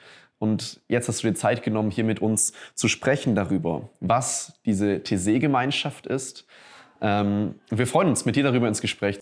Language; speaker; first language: German; native; German